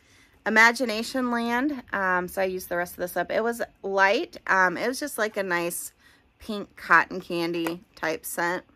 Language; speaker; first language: English; native; English